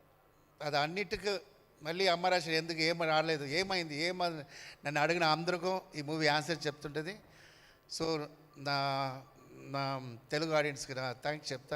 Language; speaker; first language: Telugu; non-native, learner; Tamil